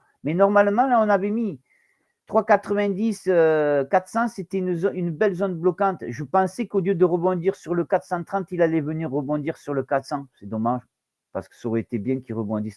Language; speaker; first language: French; native; French